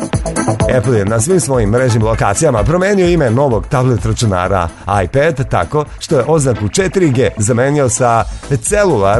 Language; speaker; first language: Serbian; native; Serbian